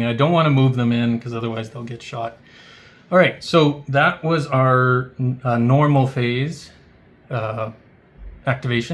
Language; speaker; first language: English; native; English